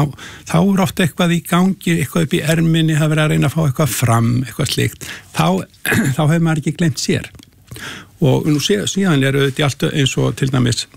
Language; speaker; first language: Icelandic; native; Icelandic